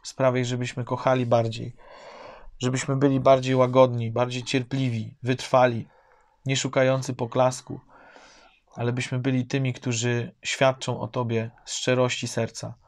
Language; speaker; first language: Polish; native; Polish